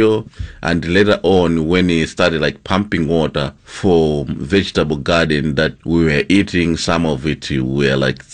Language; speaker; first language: English; non-native, local second language; Nyanja